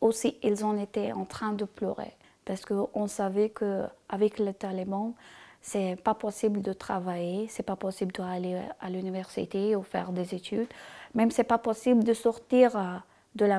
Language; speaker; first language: French; non-native, learner; Persian